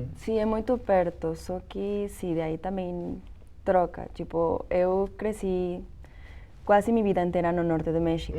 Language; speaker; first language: Portuguese; non-native, fluent; Spanish